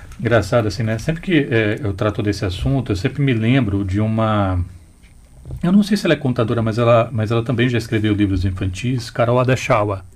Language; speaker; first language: Portuguese; native; Portuguese